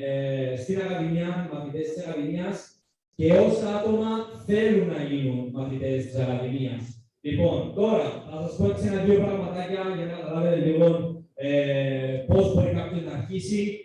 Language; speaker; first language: Greek; native; Greek